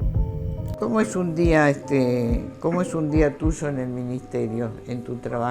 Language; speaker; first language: Spanish; native; Spanish